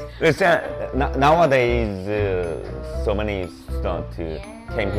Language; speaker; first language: English; non-native, learner; Korean